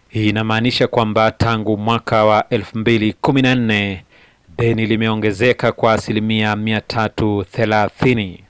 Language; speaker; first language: Swahili; native; Swahili